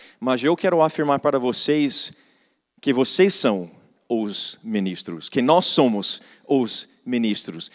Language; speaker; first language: Portuguese; non-native, fluent; English